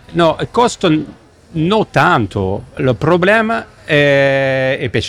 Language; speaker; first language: Italian; non-native, learner; English